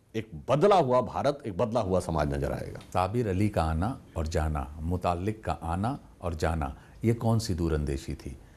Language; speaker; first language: Hindi; native; Hindi